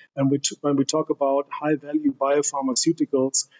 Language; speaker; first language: English; non-native, fluent; German